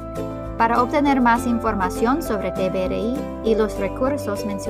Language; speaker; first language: Spanish; non-native, fluent; English